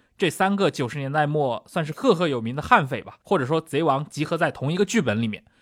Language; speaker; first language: Chinese; native; Chinese